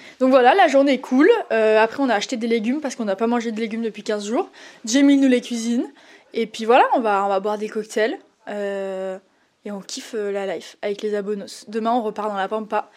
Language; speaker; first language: French; native; French